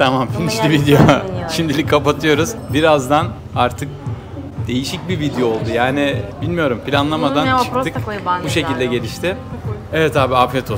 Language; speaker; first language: Turkish; native; Turkish